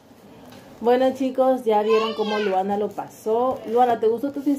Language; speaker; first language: Spanish; native; Spanish